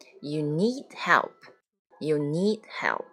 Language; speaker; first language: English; non-native, fluent; Chinese